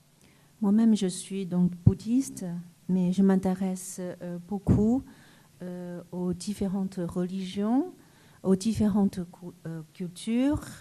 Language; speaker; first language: French; non-native, fluent; Chinese